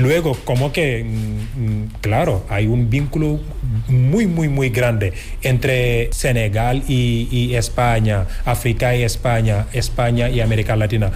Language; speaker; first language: Spanish; non-native, fluent; Wolof